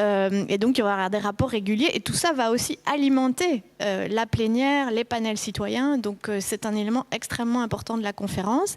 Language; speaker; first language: French; native; French